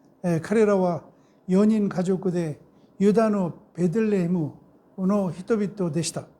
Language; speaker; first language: Japanese; non-native, fluent; Korean